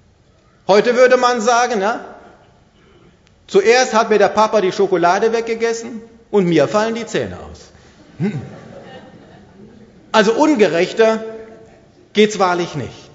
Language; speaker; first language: German; native; German